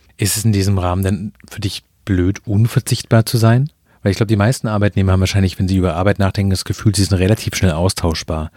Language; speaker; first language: German; native; German